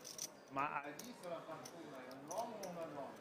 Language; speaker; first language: Italian; non-native, learner; Russian